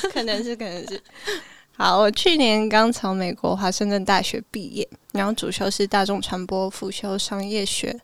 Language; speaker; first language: Chinese; early bilingual, heritage; Chinese